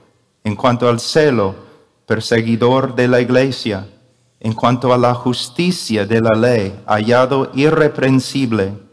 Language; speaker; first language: Spanish; non-native, fluent; English